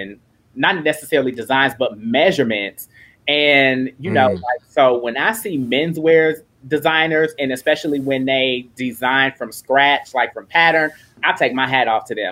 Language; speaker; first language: English; native; English